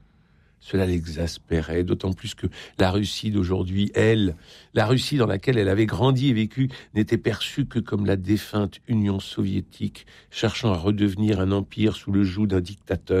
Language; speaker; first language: French; native; French